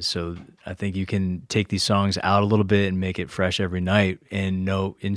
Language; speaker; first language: English; native; English